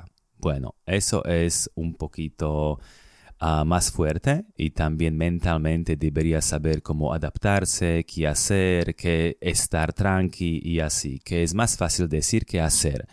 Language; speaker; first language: Spanish; non-native, fluent; Slovak